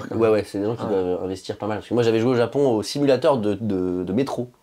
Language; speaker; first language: French; native; French